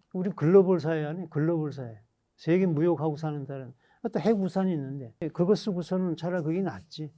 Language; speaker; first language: Korean; native; Korean